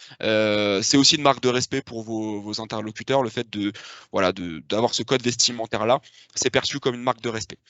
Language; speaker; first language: French; native; French